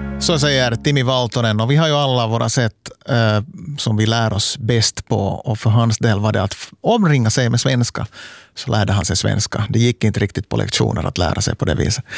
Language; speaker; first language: Swedish; native; Swedish